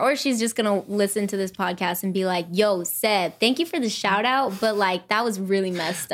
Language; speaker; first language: English; early bilingual, other home language; Spanish